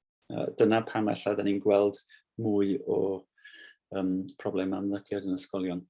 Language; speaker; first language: Welsh; native; Welsh